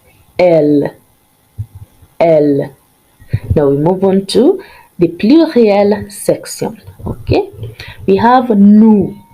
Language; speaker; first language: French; non-native, fluent; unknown